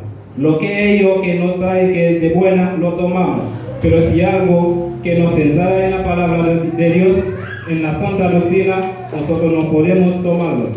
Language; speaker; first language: Spanish; non-native, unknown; Haitian Creole